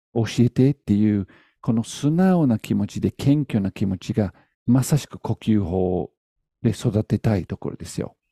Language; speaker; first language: Japanese; non-native, fluent; English